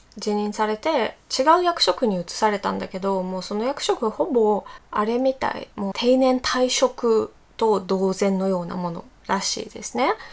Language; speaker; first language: Japanese; non-native, fluent; Russian